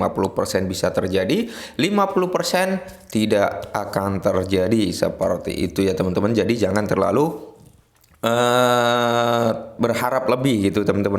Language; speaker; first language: Indonesian; native; Indonesian